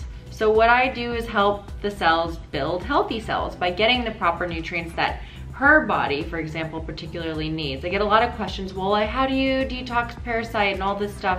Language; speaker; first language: English; native; English